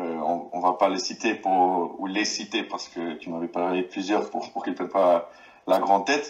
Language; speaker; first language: French; non-native, local second language; Luxembourgish